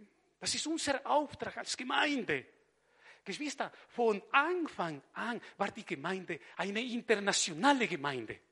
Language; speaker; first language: German; non-native, fluent; Spanish